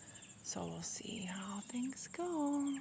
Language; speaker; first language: English; native; English